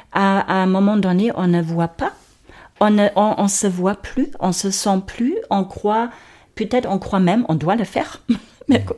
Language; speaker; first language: French; non-native, fluent; German